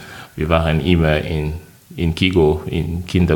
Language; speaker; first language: German; non-native, fluent; French